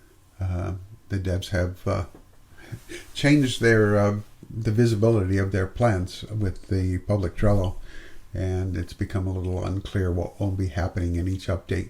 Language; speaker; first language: English; native; English